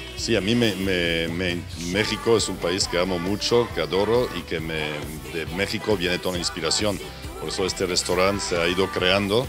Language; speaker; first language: Spanish; non-native, fluent; French